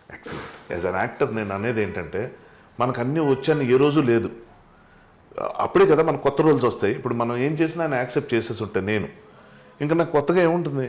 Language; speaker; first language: Telugu; native; Telugu